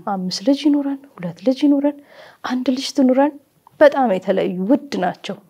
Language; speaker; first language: Amharic; native; Amharic